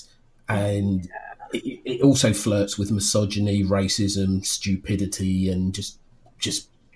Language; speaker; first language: English; native; English